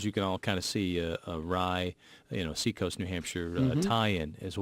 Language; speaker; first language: English; native; English